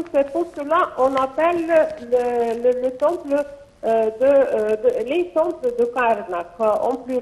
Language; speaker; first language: French; non-native, local second language; Arabic